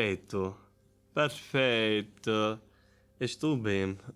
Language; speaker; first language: Portuguese; non-native, learner; German